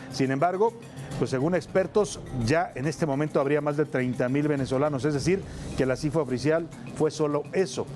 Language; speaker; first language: Spanish; native; Spanish